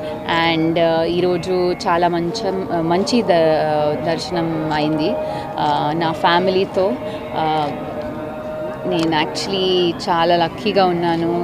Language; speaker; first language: Telugu; non-native, learner; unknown